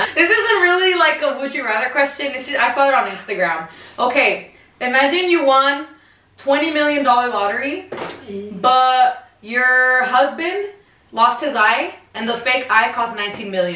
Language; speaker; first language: English; early bilingual, other home language; Spanish